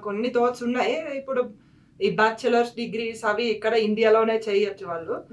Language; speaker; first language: Telugu; non-native, fluent; Finnish